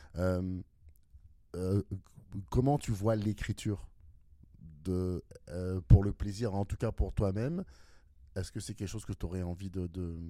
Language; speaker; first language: French; native; French